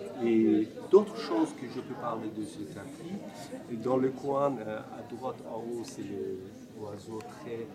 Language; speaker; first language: French; non-native, fluent; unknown